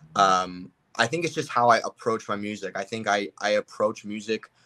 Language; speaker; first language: English; native; English